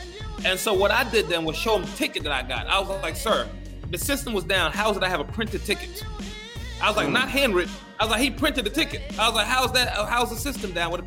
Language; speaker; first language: English; native; English